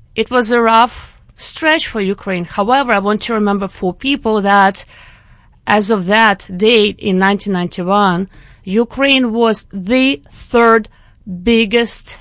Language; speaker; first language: English; non-native, fluent; Ukrainian